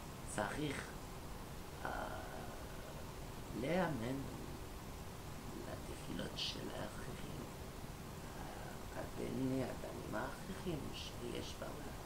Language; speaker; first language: Hebrew; non-native, learner; French